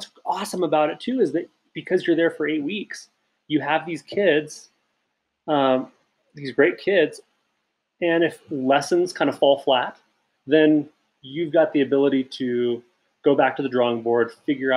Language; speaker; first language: English; native; English